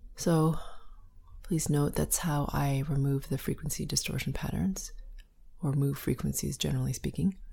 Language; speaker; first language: English; native; English